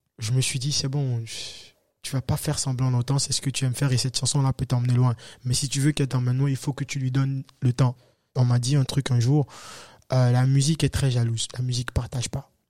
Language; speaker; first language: French; native; French